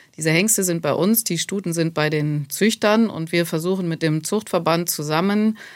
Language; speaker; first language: German; native; German